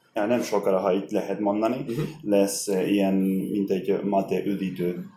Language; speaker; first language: Hungarian; non-native, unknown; Spanish